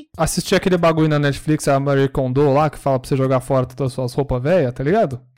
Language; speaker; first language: Portuguese; early bilingual, other home language; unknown